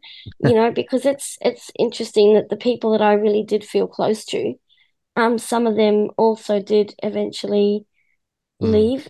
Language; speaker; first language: English; native; English